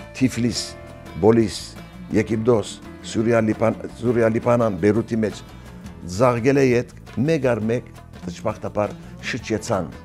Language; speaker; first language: Armenian; native; Armenian